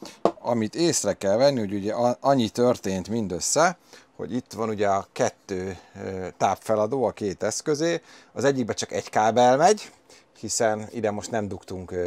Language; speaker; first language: Hungarian; native; Hungarian